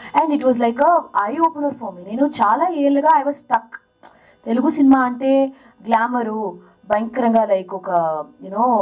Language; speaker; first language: Telugu; early bilingual, heritage; Telugu